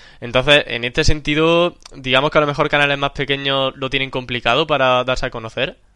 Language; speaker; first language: Spanish; native; Spanish